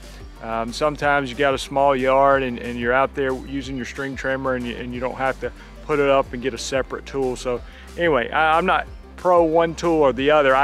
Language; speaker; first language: English; native; English